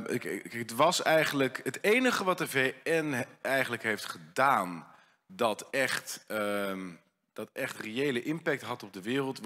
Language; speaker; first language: Dutch; native; Dutch